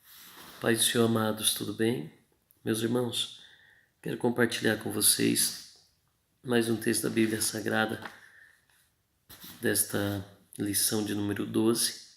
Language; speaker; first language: Portuguese; native; Portuguese